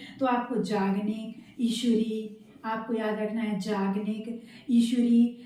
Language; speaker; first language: Hindi; native; Hindi